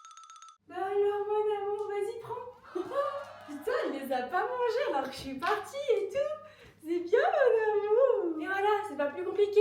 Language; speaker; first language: French; native; French